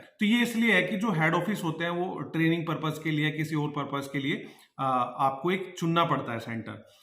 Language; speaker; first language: Hindi; native; Hindi